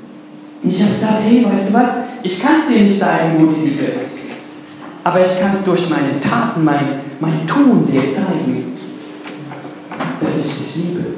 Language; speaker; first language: German; non-native, fluent; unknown